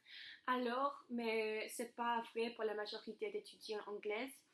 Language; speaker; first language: French; non-native, learner; English